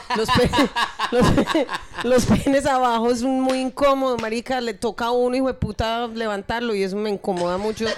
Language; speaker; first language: Spanish; early bilingual, heritage; Spanish